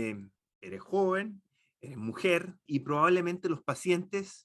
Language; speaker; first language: Spanish; native; Spanish